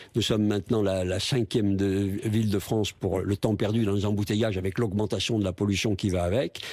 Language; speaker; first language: French; native; French